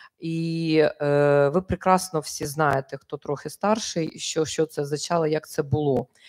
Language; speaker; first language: Ukrainian; native; Ukrainian